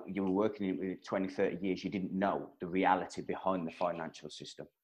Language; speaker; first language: English; native; English